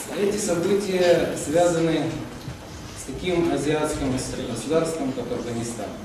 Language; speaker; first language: Russian; native; Russian